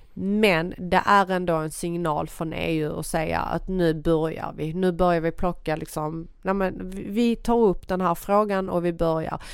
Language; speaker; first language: Swedish; early bilingual, other home language; Persian